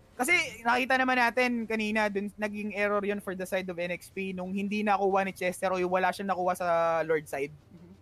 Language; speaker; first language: Filipino; native; Filipino